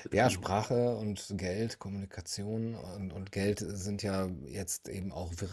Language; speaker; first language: German; native; German